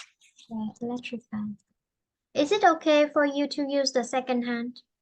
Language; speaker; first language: English; non-native, fluent; Vietnamese